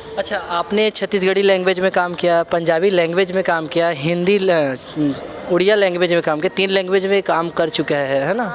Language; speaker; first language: Hindi; native; Hindi